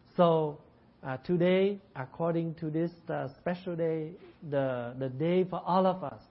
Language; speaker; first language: English; non-native, fluent; Vietnamese